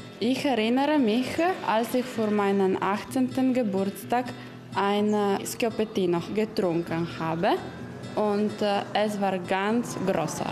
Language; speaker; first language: German; non-native, fluent; Italian